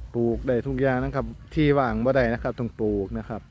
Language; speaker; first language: Thai; non-native, local second language; Northeastern Thai